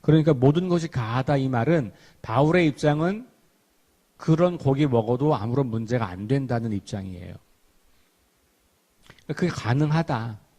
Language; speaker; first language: Korean; native; Korean